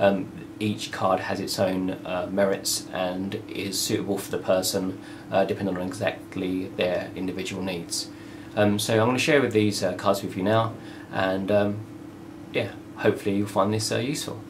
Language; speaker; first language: English; native; English